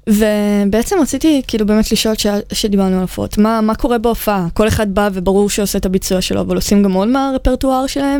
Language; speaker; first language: Hebrew; native; Hebrew